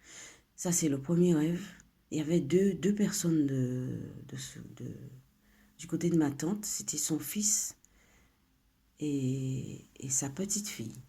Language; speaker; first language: French; native; French